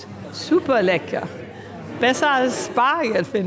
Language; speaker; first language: German; early bilingual, heritage; German